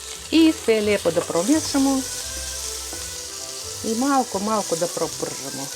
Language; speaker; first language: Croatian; non-native, fluent; Russian